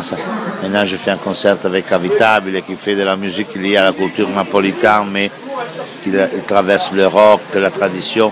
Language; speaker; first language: French; non-native, fluent; Italian